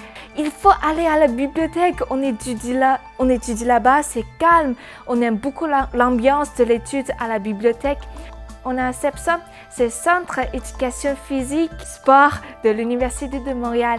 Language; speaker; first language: French; non-native, learner; Chinese